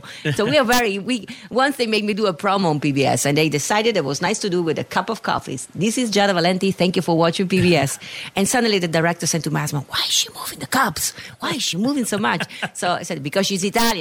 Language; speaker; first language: English; non-native, fluent; Italian